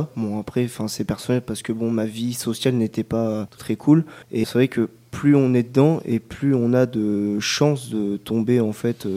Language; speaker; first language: French; native; French